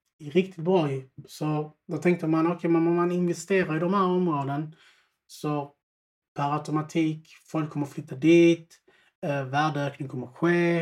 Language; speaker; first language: Swedish; early bilingual, other home language; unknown